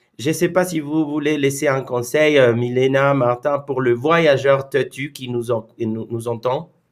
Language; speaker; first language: French; non-native, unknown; Spanish